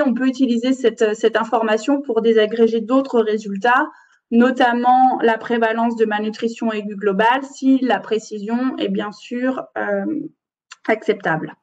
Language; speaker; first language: French; native; French